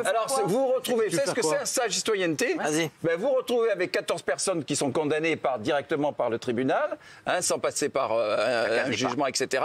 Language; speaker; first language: French; native; French